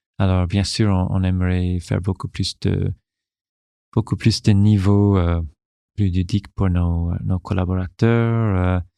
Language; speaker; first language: French; non-native, local second language; English